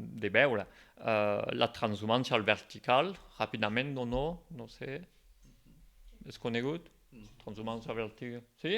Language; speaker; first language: Catalan; non-native, local second language; French